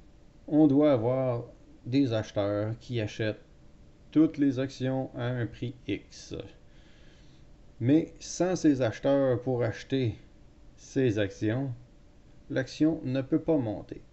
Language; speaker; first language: French; native; French